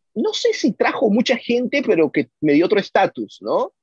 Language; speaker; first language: Spanish; native; Spanish